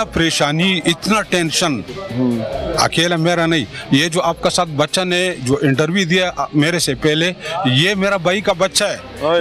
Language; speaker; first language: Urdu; non-native, local second language; Pashto